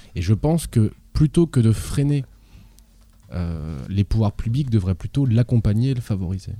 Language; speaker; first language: French; native; French